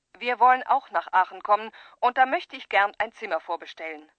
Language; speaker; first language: German; non-native, fluent; French